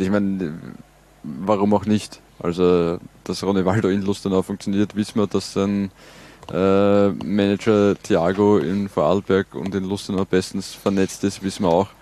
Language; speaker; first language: German; native; German